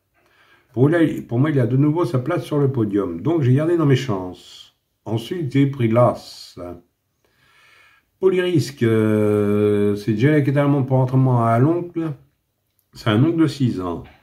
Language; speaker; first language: French; native; French